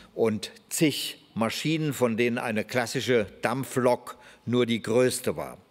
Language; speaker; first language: German; native; German